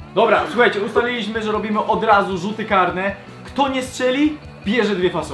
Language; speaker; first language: Polish; native; Polish